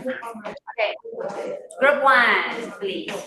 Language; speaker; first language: English; non-native, fluent; Chinese